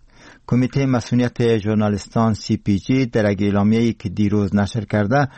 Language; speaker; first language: Persian; native; Persian